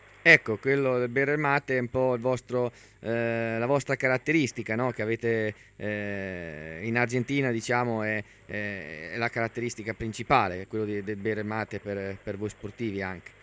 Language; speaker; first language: Italian; native; Italian